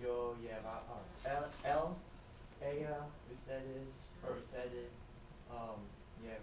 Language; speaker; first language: Spanish; non-native, learner; English